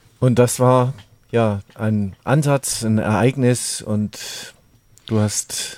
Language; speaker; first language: German; native; German